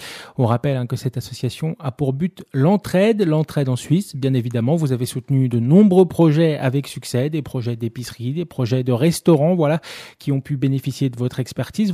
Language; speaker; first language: French; native; French